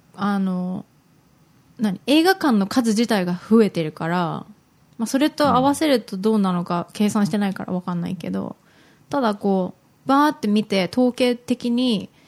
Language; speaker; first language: Japanese; native; Japanese